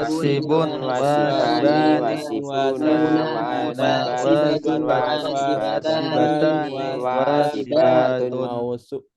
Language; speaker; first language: Arabic; non-native, learner; Indonesian